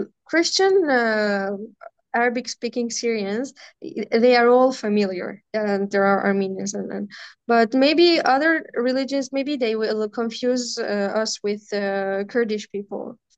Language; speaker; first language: English; non-native, fluent; Armenian